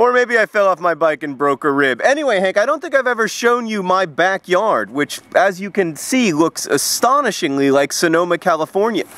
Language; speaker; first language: English; native; English